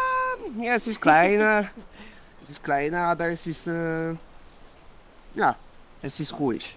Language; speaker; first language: German; non-native, learner; French